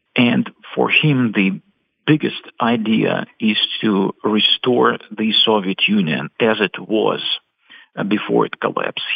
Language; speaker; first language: English; non-native, fluent; Russian